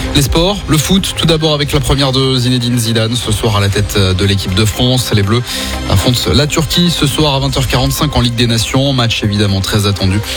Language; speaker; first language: French; native; French